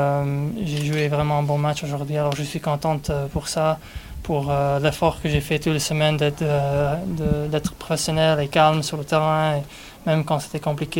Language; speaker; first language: French; non-native, learner; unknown